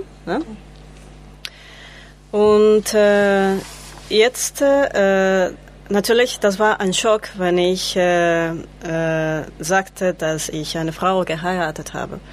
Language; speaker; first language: German; non-native, learner; Spanish